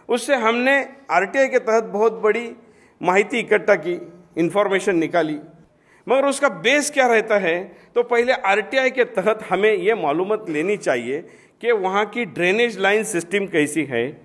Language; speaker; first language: Hindi; non-native, local second language; Marathi